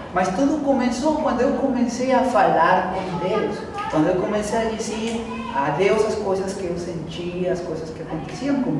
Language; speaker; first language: Portuguese; non-native, fluent; Spanish